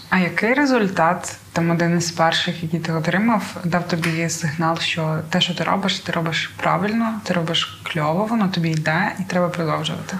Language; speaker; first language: Ukrainian; native; Ukrainian